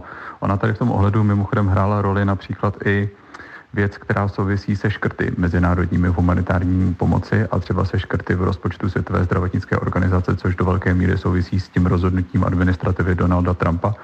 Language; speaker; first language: Czech; native; Czech